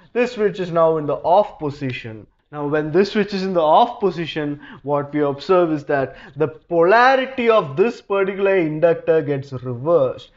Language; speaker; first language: English; non-native, local second language; Malayalam